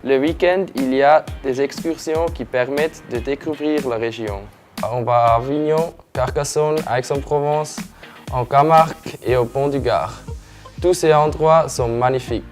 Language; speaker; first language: French; non-native, fluent; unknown